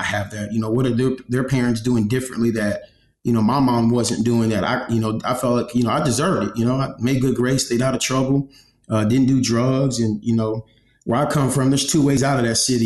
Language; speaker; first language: English; native; English